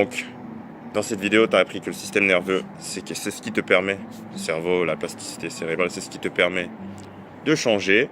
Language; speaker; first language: French; native; French